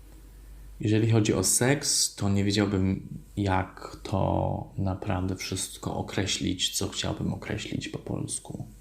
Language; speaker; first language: Polish; early bilingual, heritage; Polish